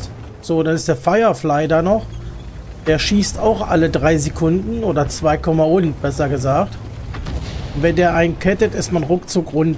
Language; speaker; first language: German; native; German